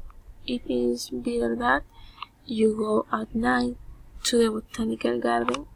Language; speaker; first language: English; non-native, learner; Spanish